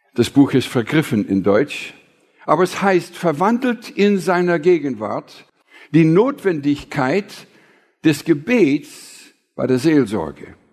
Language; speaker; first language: German; non-native, fluent; English